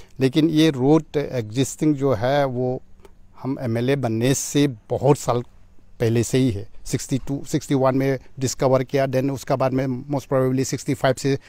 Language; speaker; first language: Hindi; non-native, local second language; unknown